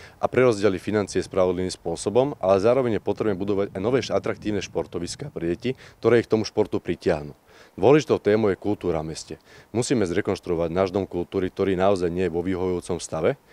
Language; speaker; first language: Slovak; native; Slovak